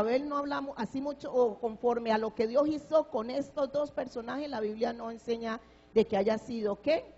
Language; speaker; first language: Spanish; native; Spanish